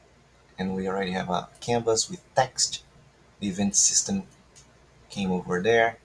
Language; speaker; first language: English; non-native, fluent; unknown